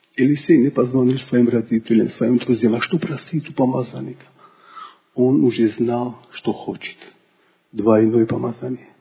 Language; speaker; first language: Russian; non-native, local second language; Georgian